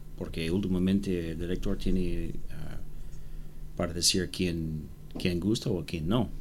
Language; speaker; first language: Spanish; non-native, learner; English